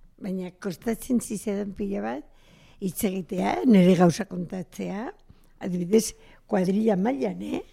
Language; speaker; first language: Basque; non-native, local second language; Spanish